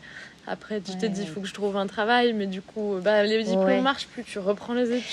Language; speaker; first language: French; native; French